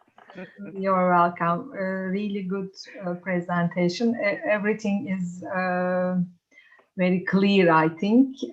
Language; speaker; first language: English; non-native, fluent; Turkish